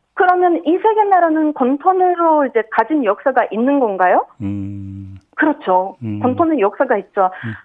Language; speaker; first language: Korean; non-native, fluent; Ukrainian